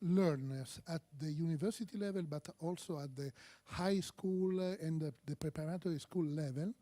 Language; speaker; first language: English; non-native, fluent; Korean